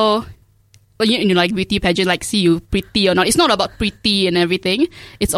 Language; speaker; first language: English; non-native, local second language; Malay